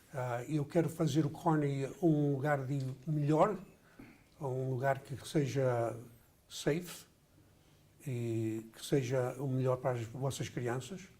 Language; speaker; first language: Portuguese; early bilingual, heritage; Portuguese